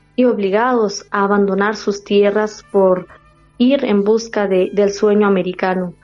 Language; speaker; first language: Spanish; non-native, local second language; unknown